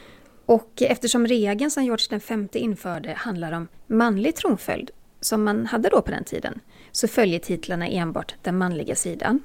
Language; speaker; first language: Swedish; native; Swedish